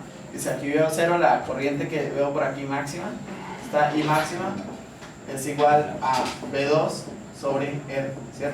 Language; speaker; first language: Spanish; native; Spanish